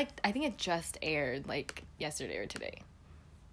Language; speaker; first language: English; native; English